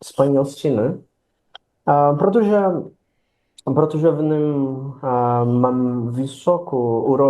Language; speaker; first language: Czech; non-native, learner; Portuguese